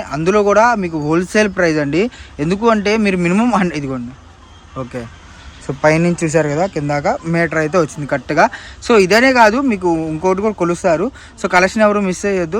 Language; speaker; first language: Telugu; native; Telugu